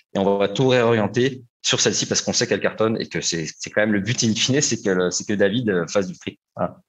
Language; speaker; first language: French; native; French